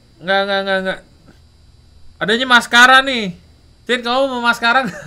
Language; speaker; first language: Korean; non-native, learner; Indonesian